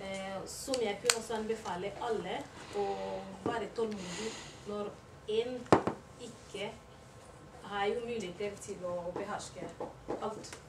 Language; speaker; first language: Norwegian; non-native, learner; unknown